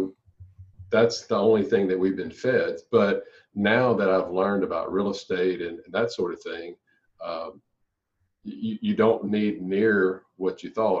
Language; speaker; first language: English; native; English